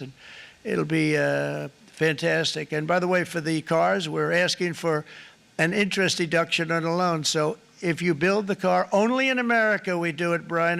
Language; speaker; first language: English; native; English